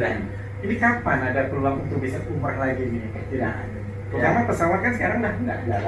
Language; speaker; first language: Indonesian; native; Indonesian